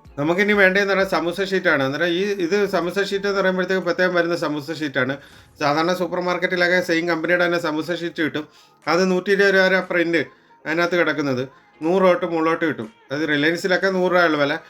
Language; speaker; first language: Malayalam; native; Malayalam